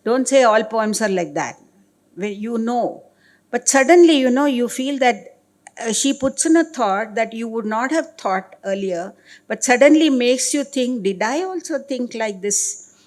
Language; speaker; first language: English; non-native, local second language; Kannada